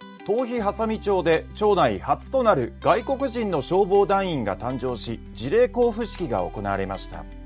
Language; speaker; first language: Japanese; native; Japanese